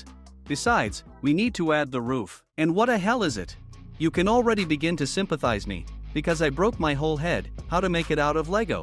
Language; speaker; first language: English; non-native, fluent; Russian